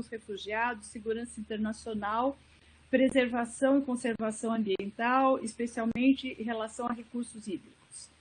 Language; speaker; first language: Portuguese; native; Portuguese